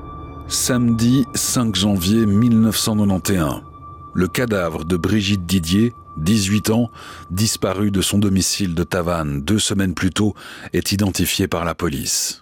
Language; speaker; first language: French; native; French